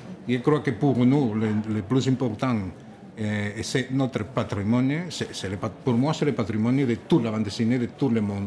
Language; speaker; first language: French; non-native, learner; Catalan